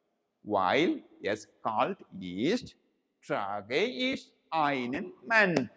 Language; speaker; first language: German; non-native, learner; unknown